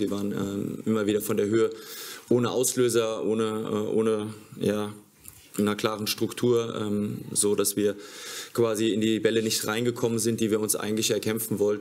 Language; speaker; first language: German; native; German